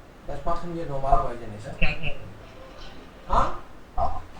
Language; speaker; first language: German; non-native, fluent; Hindi